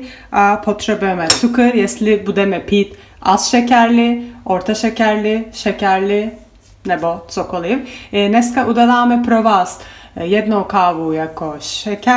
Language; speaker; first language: Czech; non-native, learner; Turkish